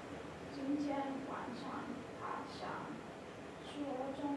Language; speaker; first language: Chinese; non-native, learner; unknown